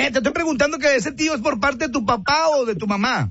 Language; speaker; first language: Spanish; native; Spanish